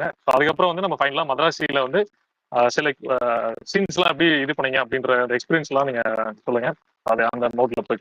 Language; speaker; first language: Tamil; native; Tamil